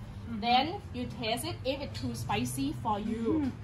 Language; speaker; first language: English; non-native, fluent; Thai